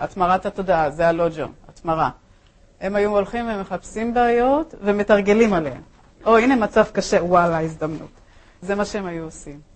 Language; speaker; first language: Hebrew; early bilingual, other home language; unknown